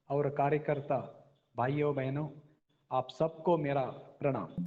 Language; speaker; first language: Hindi; non-native, local second language; Kannada